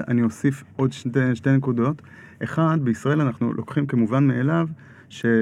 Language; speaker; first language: Hebrew; native; Hebrew